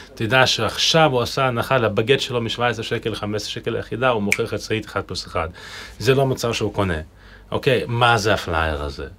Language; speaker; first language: Hebrew; non-native, fluent; Russian